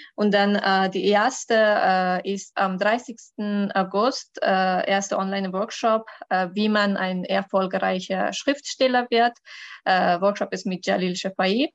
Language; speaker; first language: German; non-native, learner; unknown